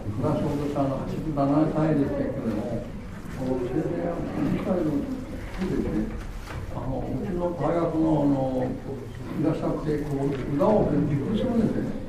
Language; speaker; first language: Japanese; non-native, learner; Korean